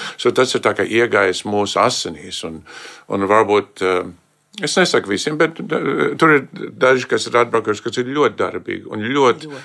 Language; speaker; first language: Latvian; early bilingual, heritage; Latvian